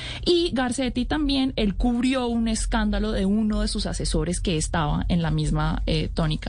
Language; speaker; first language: Spanish; native; Spanish